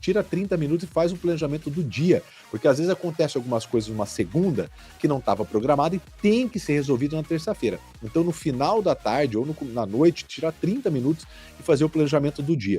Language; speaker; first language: Portuguese; native; Portuguese